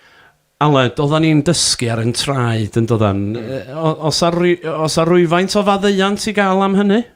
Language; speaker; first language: Welsh; native; Welsh